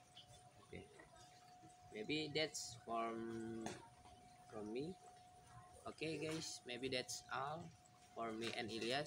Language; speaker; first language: English; non-native, learner; Indonesian